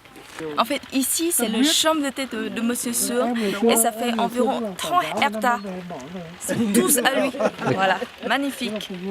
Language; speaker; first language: French; non-native, fluent; Vietnamese